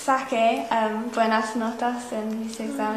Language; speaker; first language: Spanish; non-native, learner; English